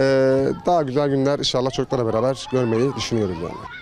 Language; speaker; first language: Turkish; native; Turkish